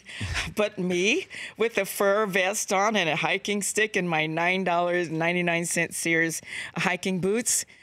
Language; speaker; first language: English; native; English